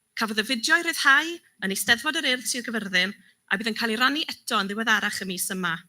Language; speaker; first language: Welsh; native; Welsh